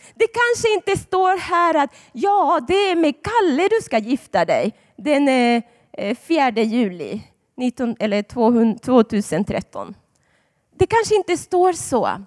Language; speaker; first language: Swedish; non-native, fluent; Spanish